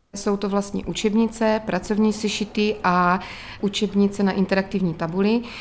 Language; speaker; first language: Czech; native; Czech